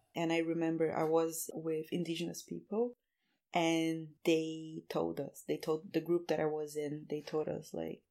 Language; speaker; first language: English; non-native, fluent; Portuguese